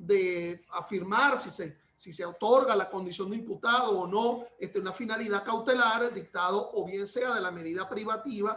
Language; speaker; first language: Spanish; native; Spanish